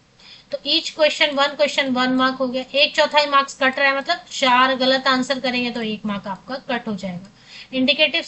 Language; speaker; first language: Hindi; native; Hindi